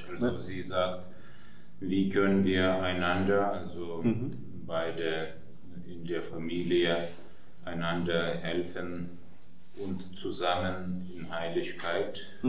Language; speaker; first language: German; non-native, fluent; Lithuanian